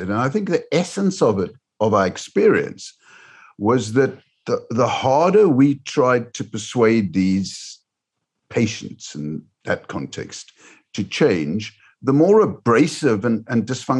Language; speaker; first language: English; native; English